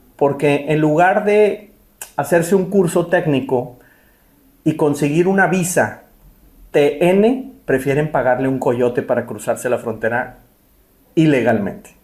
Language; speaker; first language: Spanish; native; Spanish